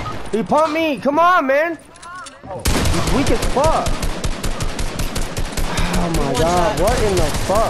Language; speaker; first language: English; native; English